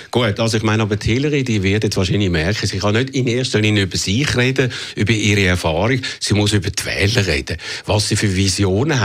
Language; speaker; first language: German; native; German